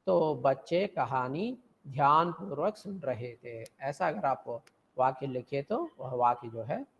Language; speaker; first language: Hindi; non-native, local second language; Telugu